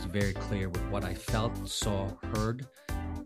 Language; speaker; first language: English; non-native, local second language; Filipino